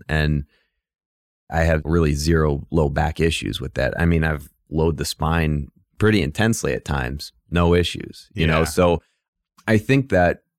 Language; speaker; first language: English; native; English